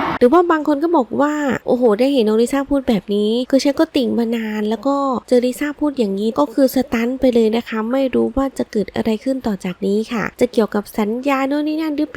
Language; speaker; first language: Thai; native; Thai